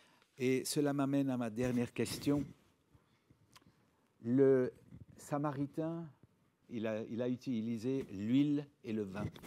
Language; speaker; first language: French; native; French